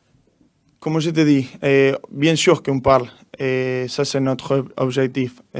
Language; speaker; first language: French; non-native, learner; Spanish